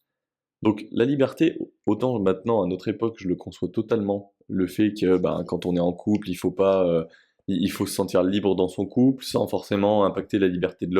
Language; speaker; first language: French; native; French